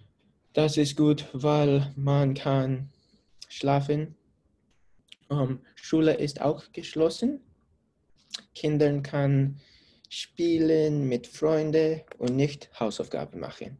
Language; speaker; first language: German; non-native, learner; English